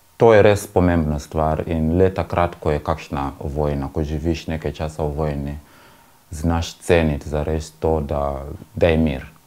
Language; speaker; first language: Slovenian; non-native, fluent; Shona